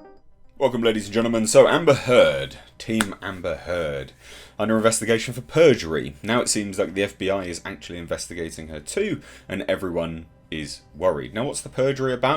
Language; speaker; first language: English; native; English